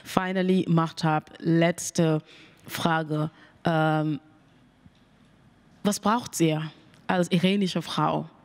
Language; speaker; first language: German; non-native, learner; Mandingo